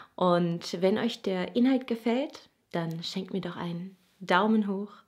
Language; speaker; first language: German; native; German